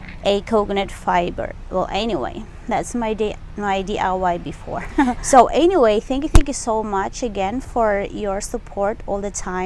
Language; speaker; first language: English; non-native, local second language; Filipino